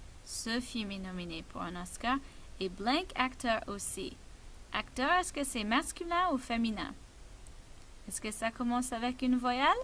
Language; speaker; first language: French; non-native, fluent; English